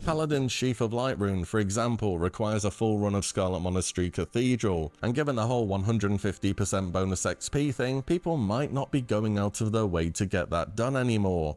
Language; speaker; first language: English; native; English